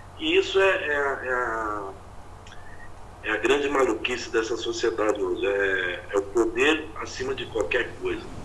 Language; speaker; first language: Portuguese; native; Portuguese